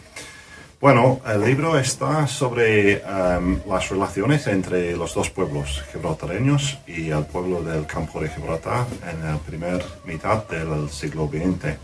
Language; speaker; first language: Spanish; non-native, fluent; English